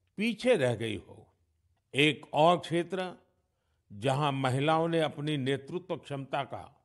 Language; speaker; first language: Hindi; non-native, local second language; Gujarati